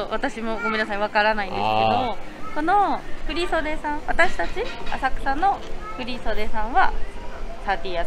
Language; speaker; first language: Japanese; native; Japanese